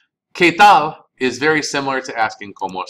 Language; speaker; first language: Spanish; non-native, fluent; English